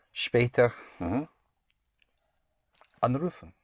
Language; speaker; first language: German; non-native, learner; English